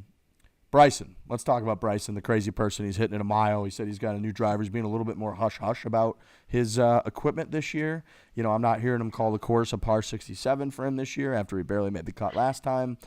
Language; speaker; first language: English; native; English